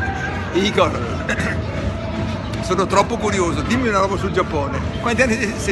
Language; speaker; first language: Italian; native; Italian